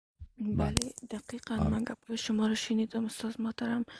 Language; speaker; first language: Persian; early bilingual, heritage; Persian